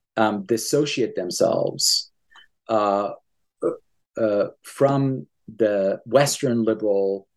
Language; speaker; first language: English; early bilingual, other home language; Persian